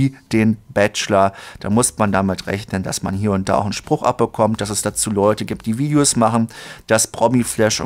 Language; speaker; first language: German; native; German